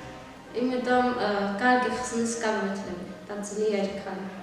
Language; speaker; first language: Georgian; non-native, local second language; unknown